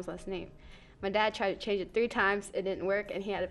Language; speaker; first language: English; early bilingual, other home language; Vietnamese